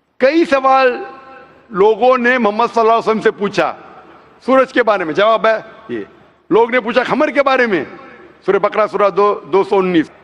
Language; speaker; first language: Hindi; non-native, local second language; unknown